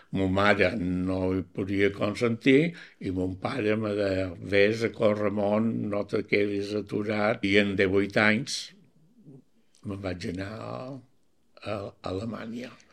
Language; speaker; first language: Catalan; native; Catalan